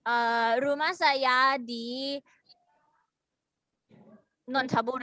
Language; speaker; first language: Indonesian; non-native, learner; Thai